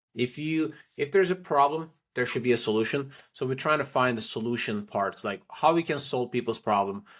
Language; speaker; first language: English; non-native, fluent; Turkish